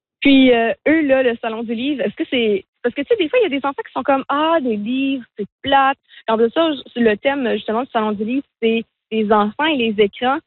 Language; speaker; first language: French; native; French